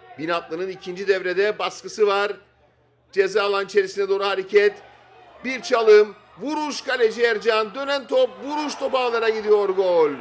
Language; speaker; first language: Turkish; native; Turkish